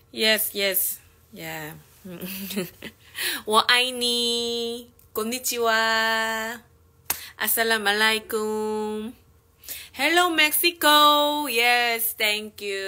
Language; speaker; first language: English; non-native, learner; Korean